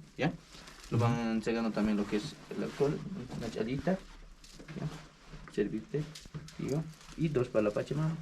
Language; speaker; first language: Spanish; native; Spanish